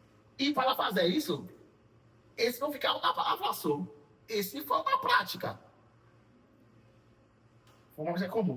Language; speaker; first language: Portuguese; non-native, fluent; Haitian Creole